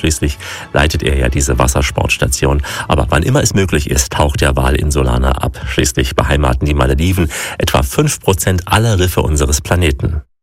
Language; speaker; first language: German; native; German